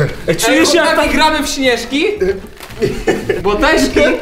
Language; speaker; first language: Polish; native; Polish